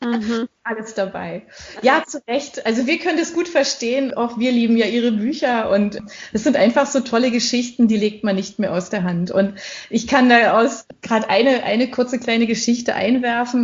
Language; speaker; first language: German; native; German